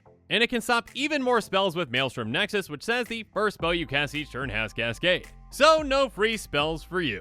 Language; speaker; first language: English; native; English